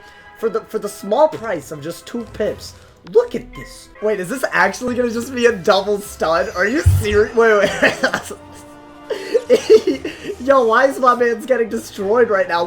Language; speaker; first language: English; native; English